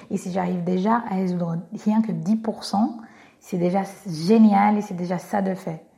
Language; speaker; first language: French; non-native, fluent; Portuguese